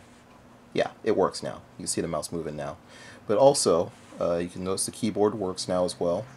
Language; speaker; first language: English; native; English